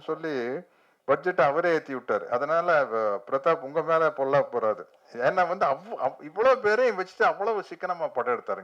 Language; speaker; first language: Tamil; native; Tamil